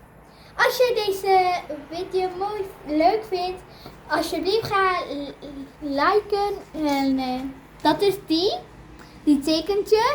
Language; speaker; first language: Dutch; early bilingual, other home language; Urdu